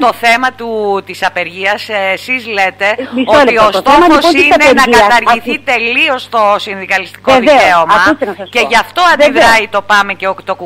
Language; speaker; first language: Greek; native; Greek